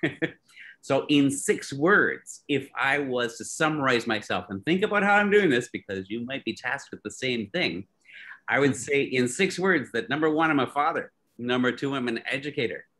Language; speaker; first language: English; native; English